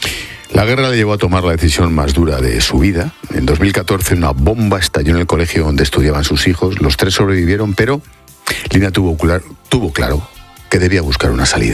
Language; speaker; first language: Spanish; native; Spanish